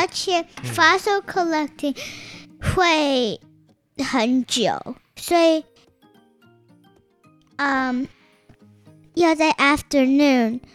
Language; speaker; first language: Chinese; early bilingual, heritage; Chinese